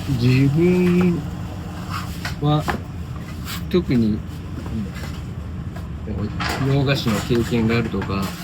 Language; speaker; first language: Japanese; native; Japanese